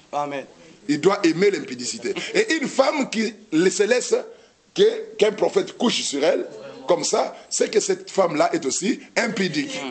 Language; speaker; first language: French; non-native, local second language; Lingala